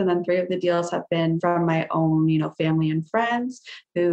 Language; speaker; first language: English; native; English